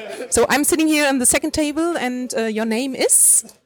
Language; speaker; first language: English; non-native, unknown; German